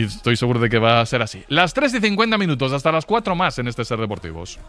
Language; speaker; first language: Spanish; native; Spanish